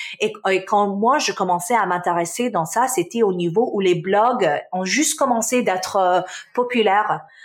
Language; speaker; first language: French; early bilingual, other home language; Arabic